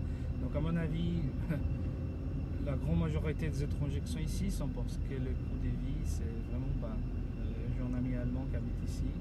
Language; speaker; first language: French; non-native, fluent; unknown